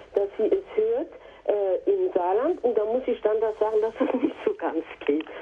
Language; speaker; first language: German; native; German